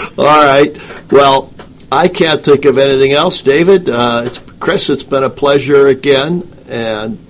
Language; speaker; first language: English; native; English